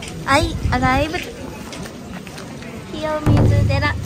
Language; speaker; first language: English; non-native, learner; Japanese